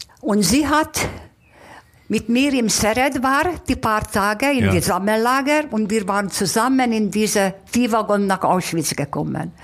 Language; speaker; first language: German; non-native, fluent; Hungarian